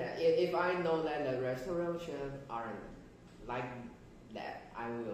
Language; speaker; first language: English; non-native, learner; Chinese